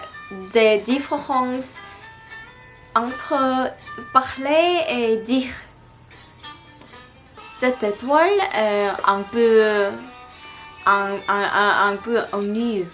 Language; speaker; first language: French; non-native, learner; Korean